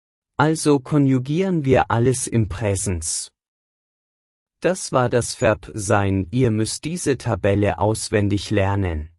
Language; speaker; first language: German; non-native, fluent; Persian